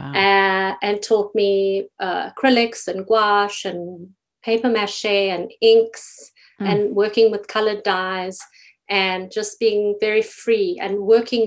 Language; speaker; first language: English; native; English